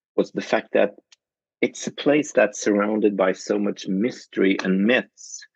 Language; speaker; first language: English; non-native, fluent; Norwegian